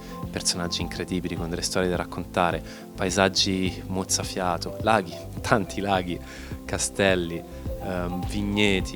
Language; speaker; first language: Italian; native; Italian